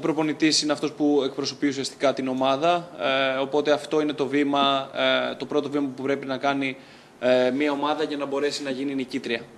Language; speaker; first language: Greek; native; Greek